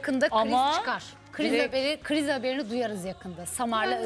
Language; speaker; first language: Turkish; native; Turkish